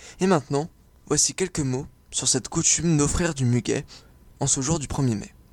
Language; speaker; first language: French; native; French